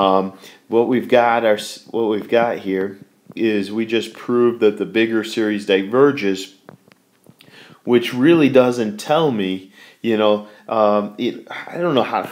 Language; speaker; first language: English; native; English